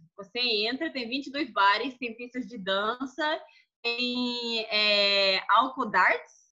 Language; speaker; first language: Portuguese; non-native, fluent; Russian